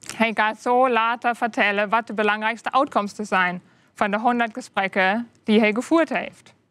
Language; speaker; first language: Dutch; non-native, fluent; German